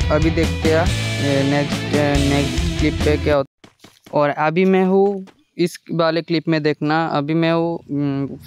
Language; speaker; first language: Hindi; non-native, local second language; Bangla